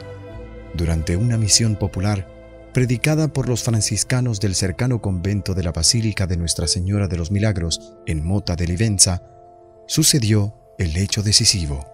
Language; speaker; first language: Spanish; native; Spanish